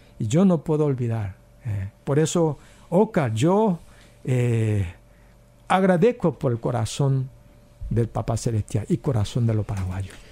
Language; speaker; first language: Spanish; non-native, fluent; Korean